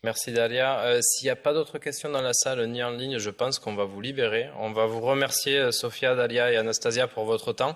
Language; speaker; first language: French; native; French